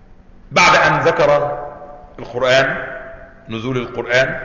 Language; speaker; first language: Arabic; native; Arabic